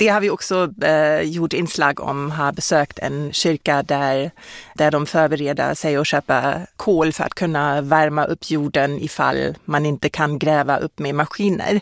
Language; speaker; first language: Swedish; non-native, fluent; German